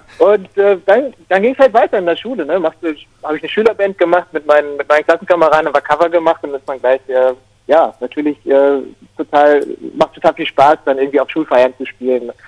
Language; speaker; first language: German; native; German